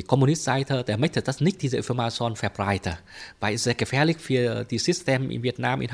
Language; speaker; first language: German; non-native, learner; Vietnamese